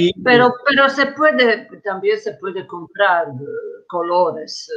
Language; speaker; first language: Spanish; non-native, fluent; Croatian